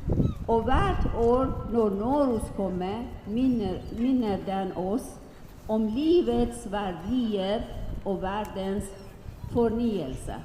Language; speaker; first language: Norwegian; non-native, fluent; Persian